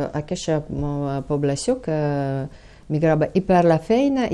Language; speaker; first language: Catalan; non-native, fluent; Ukrainian